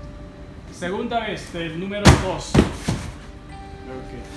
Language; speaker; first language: Spanish; non-native, fluent; Chinese